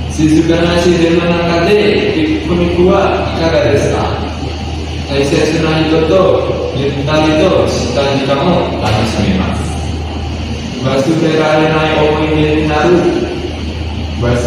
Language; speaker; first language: Japanese; non-native, learner; Indonesian